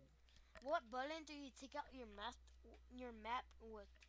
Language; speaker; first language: English; native; English